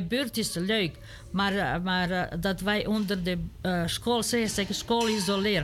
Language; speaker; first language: Dutch; non-native, learner; Serbian